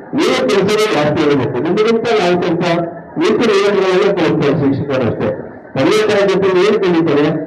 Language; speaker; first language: Kannada; non-native, local second language; Urdu